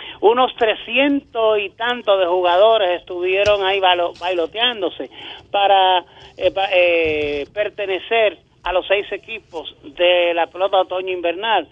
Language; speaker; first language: Spanish; native; Spanish